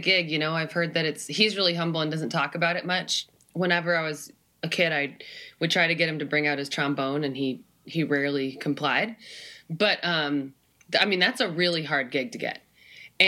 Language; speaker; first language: English; native; English